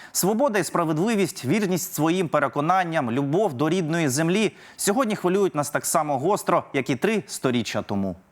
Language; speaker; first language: Ukrainian; native; Ukrainian